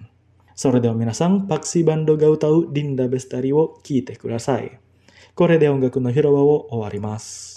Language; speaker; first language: Japanese; non-native, fluent; Indonesian